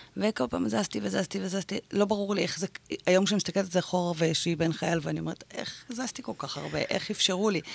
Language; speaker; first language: Hebrew; native; Hebrew